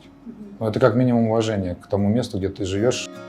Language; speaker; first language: Russian; native; Russian